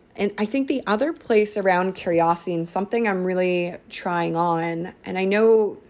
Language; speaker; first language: English; native; English